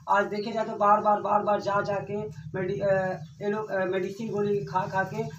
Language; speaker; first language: Hindi; native; Hindi